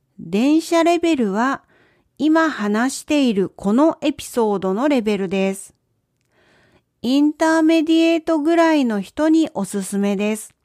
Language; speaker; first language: Japanese; native; Japanese